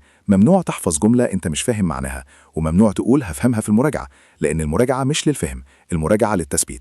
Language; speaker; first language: Arabic; native; Arabic